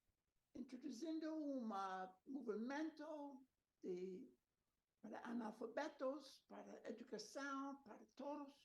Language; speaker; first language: Portuguese; non-native, learner; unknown